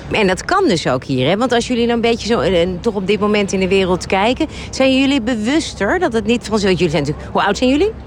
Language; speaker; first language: Dutch; native; Dutch